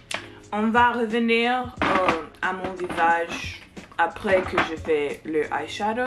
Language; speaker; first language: French; non-native, learner; English